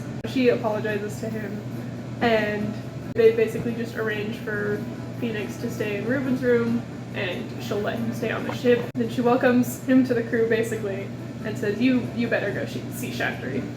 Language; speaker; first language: English; native; English